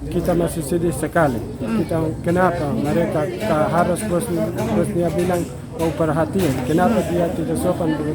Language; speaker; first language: Indonesian; non-native, learner; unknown